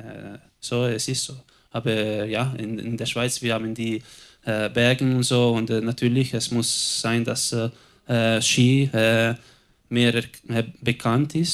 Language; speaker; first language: German; non-native, local second language; Italian